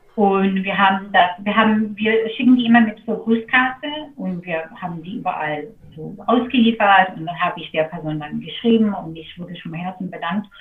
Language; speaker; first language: German; non-native, fluent; English